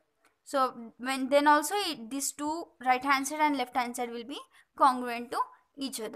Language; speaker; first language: English; non-native, local second language; Telugu